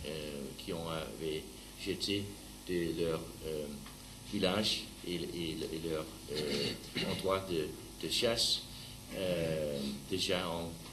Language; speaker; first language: French; non-native, learner; Danish